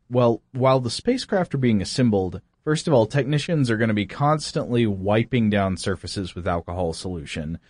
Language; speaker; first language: English; native; English